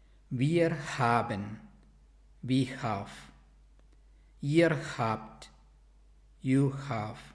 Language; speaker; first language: German; non-native, fluent; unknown